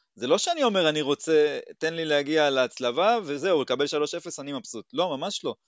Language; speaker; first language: Hebrew; native; Hebrew